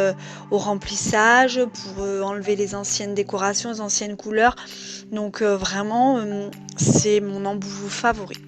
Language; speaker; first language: French; native; French